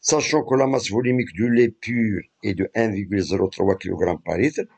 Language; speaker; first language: French; non-native, local second language; Arabic